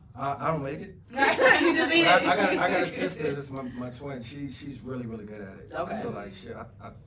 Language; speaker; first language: English; native; English